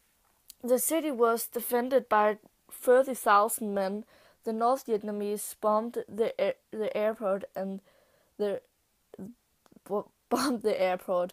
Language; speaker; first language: English; non-native, learner; Danish